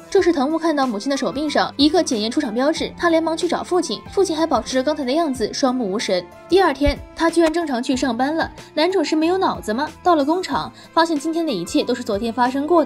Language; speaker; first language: Chinese; native; Chinese